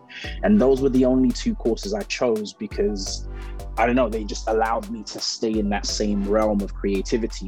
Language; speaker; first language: English; native; English